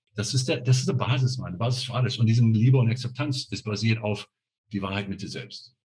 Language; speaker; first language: German; non-native, fluent; English